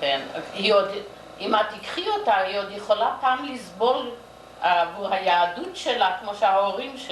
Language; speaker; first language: Hebrew; non-native, fluent; Yiddish